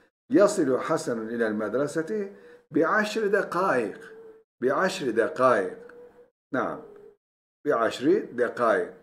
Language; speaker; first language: Arabic; non-native, fluent; Turkish